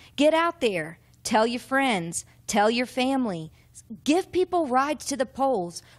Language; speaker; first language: English; native; English